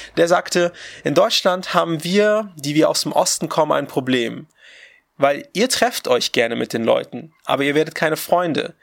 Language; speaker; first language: German; early bilingual, other home language; Russian